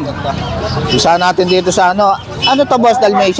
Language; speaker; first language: Filipino; native; Filipino